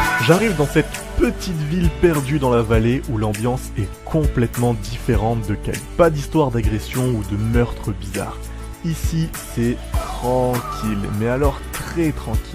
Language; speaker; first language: French; native; French